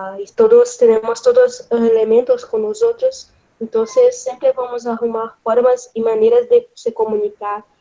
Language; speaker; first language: Portuguese; non-native, fluent; Spanish